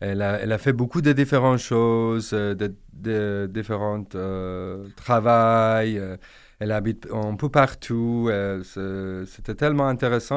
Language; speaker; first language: French; non-native, learner; Persian